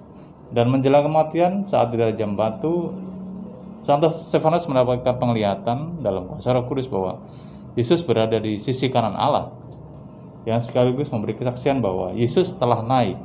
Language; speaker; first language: Indonesian; native; Indonesian